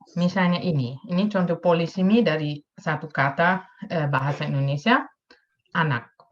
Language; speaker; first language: Indonesian; non-native, fluent; Dutch